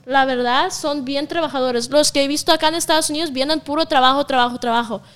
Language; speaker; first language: Spanish; non-native, fluent; Russian